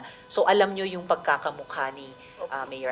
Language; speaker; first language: Filipino; native; Filipino